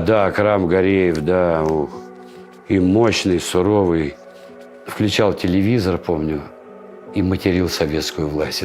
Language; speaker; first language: Russian; native; Russian